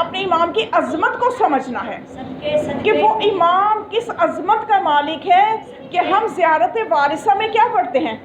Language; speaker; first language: Urdu; native; Urdu